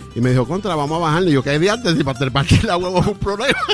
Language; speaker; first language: Spanish; native; Spanish